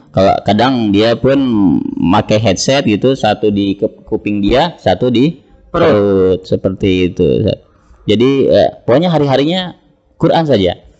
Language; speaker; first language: Indonesian; native; Indonesian